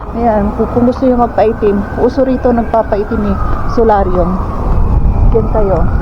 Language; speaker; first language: Filipino; non-native, local second language; Pangasinan